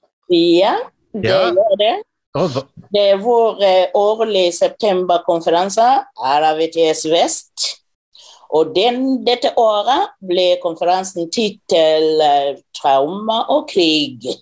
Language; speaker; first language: Norwegian; non-native, fluent; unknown